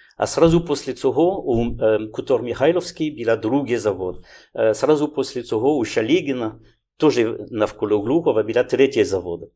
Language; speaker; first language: Ukrainian; non-native, learner; French